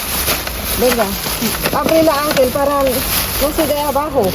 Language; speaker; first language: Spanish; non-native, learner; Filipino